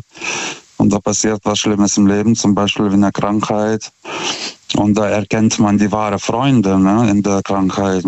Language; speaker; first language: German; non-native, fluent; Lithuanian